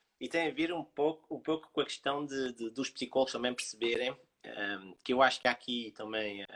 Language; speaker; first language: Portuguese; native; Portuguese